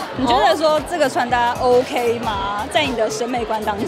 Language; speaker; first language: Chinese; native; Chinese